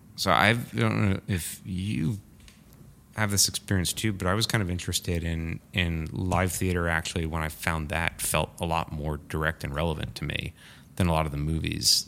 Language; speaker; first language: English; native; English